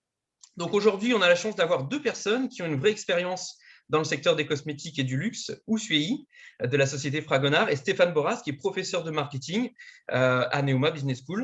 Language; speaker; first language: French; native; French